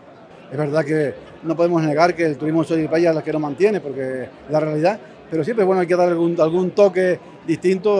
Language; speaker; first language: Spanish; native; Spanish